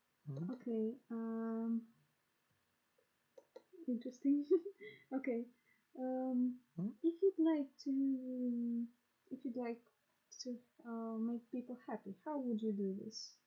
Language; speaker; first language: English; non-native, learner; Russian